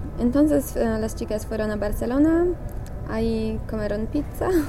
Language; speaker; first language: Spanish; non-native, learner; English